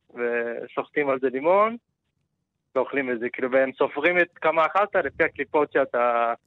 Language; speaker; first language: Hebrew; non-native, fluent; Turkish